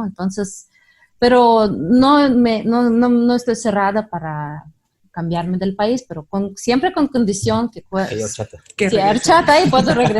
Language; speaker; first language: Spanish; non-native, fluent; Russian